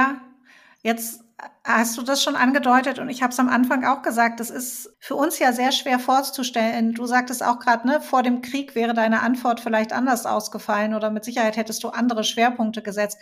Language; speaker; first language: German; native; German